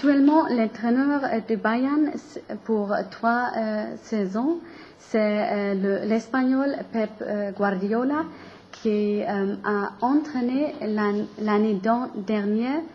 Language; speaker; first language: French; non-native, learner; German